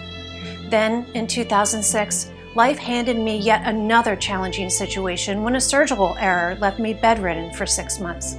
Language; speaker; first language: English; native; English